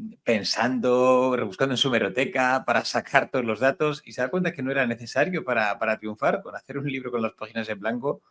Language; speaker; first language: Spanish; native; Spanish